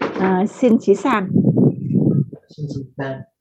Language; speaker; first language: Chinese; non-native, fluent; Vietnamese